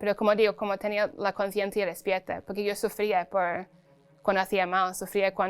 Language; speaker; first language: Spanish; non-native, fluent; English